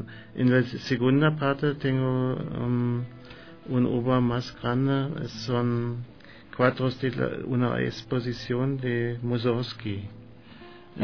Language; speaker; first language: Spanish; non-native, learner; German